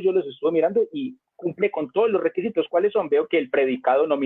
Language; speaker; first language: Spanish; native; Spanish